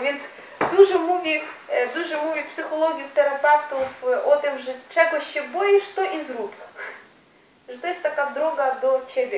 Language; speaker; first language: Polish; non-native, fluent; Ukrainian